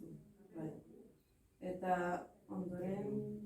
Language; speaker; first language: Basque; non-native, learner; Spanish